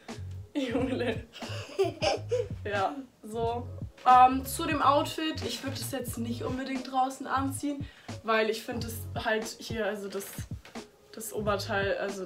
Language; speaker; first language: German; native; German